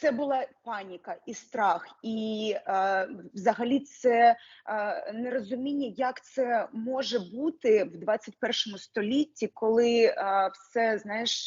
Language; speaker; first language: Ukrainian; non-native, local second language; Russian